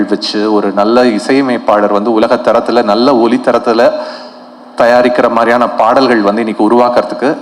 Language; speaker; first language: Tamil; native; Tamil